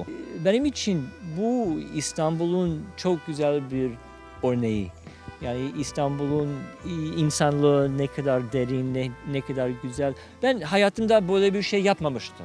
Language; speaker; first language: Turkish; non-native, fluent; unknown